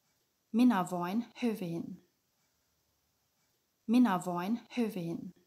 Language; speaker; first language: Finnish; non-native, fluent; German